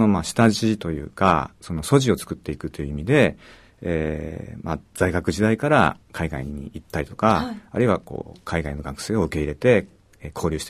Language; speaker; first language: Japanese; native; Japanese